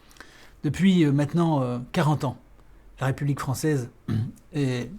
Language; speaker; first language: French; native; French